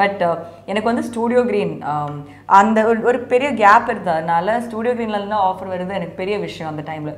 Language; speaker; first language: Tamil; non-native, fluent; Malayalam